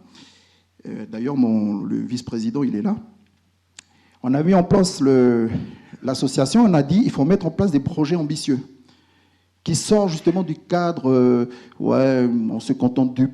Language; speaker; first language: French; native; French